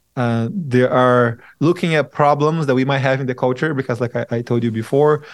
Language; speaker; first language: English; non-native, fluent; Portuguese